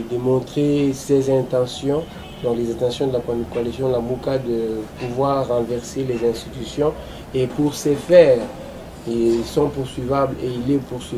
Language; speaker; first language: French; non-native, local second language; Lingala